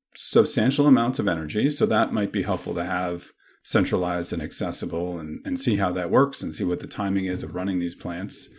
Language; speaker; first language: English; native; English